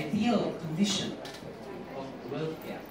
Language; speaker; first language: English; non-native, learner; Vietnamese